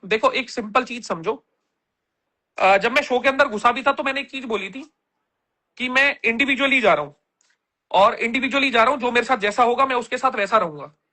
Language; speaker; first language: Hindi; native; Hindi